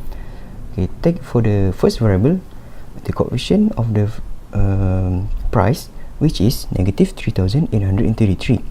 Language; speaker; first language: English; non-native, local second language; Malay